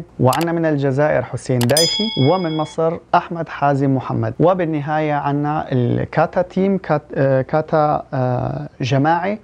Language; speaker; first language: Arabic; early bilingual, heritage; Arabic